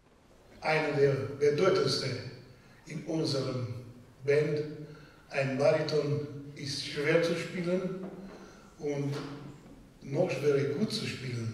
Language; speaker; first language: German; non-native, fluent; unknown